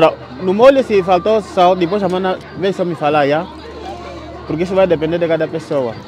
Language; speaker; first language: Portuguese; non-native, learner; Vietnamese